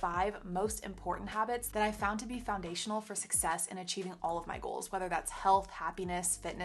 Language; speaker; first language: English; native; English